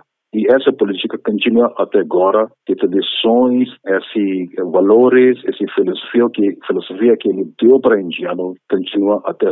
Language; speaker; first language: Portuguese; non-native, fluent; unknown